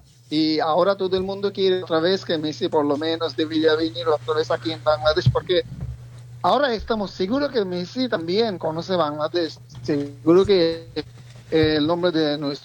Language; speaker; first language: Spanish; non-native, learner; Bangla